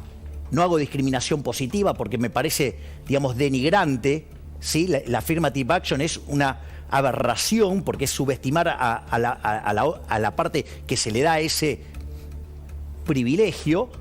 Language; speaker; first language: Spanish; native; Spanish